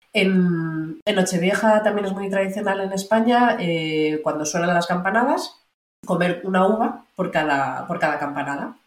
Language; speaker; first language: Spanish; native; Spanish